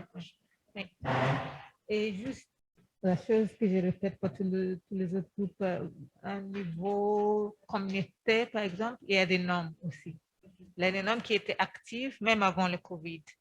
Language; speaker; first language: French; non-native, fluent; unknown